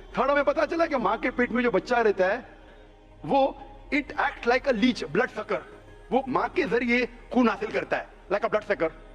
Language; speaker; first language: Hindi; non-native, local second language; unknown